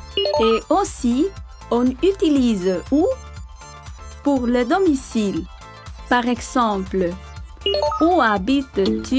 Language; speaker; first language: French; non-native, fluent; Spanish